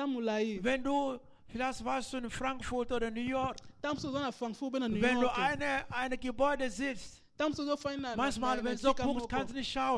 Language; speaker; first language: German; non-native, learner; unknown